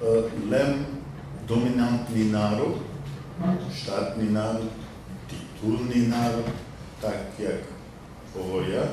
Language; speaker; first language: Polish; non-native, learner; English